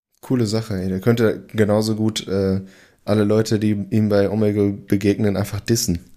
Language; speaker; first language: German; early bilingual, other home language; Portuguese